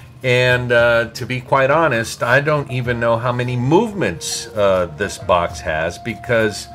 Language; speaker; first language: English; native; English